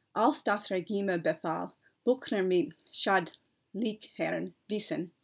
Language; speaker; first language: German; non-native, learner; English